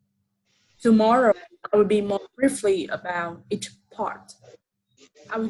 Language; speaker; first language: English; non-native, fluent; Vietnamese